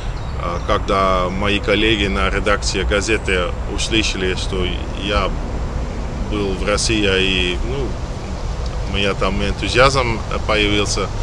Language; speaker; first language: Russian; non-native, fluent; Dutch